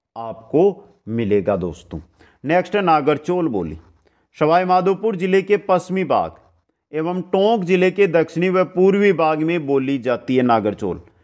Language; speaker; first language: Hindi; native; Hindi